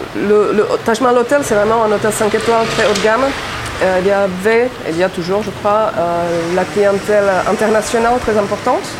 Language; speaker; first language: French; non-native, fluent; Czech